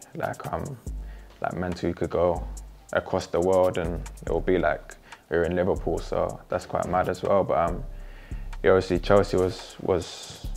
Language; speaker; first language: English; native; English